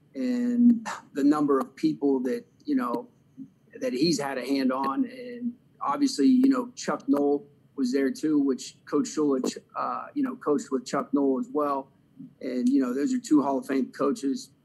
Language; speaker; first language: English; native; English